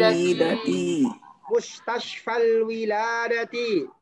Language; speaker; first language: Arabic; non-native, fluent; Indonesian